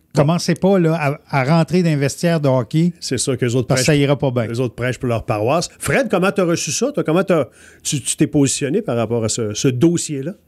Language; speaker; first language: French; native; French